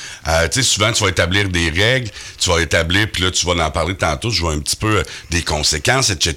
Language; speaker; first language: French; native; French